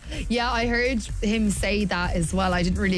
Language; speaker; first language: English; native; English